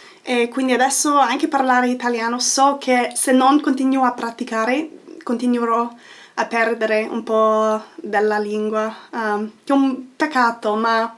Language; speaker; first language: Italian; non-native, fluent; English